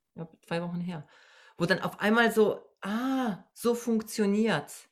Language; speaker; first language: German; non-native, fluent; Polish